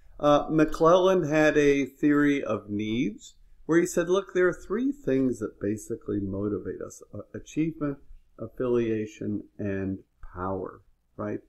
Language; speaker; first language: English; native; English